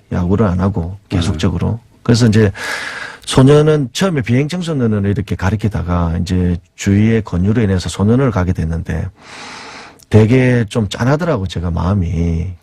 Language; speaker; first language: Korean; native; Korean